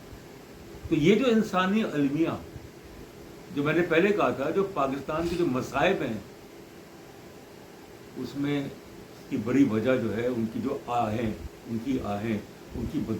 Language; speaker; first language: Urdu; native; Urdu